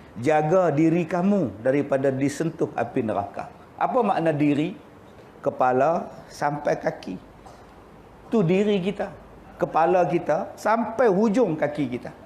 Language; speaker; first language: Malay; native; Malay